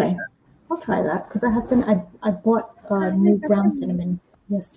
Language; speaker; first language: English; native; English